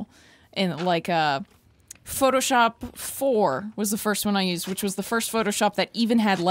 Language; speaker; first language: English; native; English